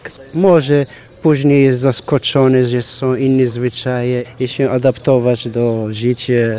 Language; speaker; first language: Polish; non-native, fluent; Arabic